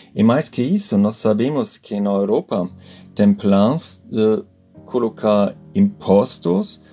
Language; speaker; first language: Portuguese; non-native, learner; German